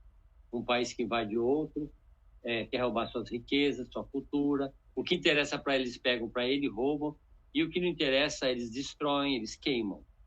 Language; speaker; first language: Portuguese; native; Portuguese